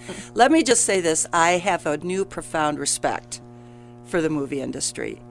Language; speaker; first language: English; native; English